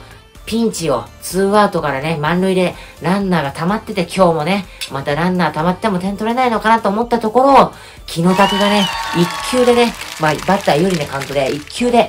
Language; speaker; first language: Japanese; native; Japanese